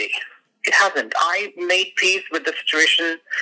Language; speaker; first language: English; non-native, local second language; Hindi